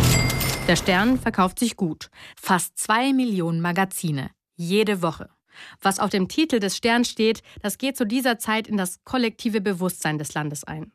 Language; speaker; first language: German; native; German